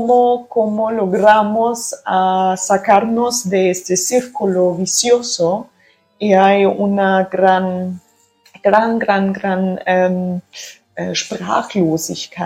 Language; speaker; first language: Spanish; early bilingual, heritage; German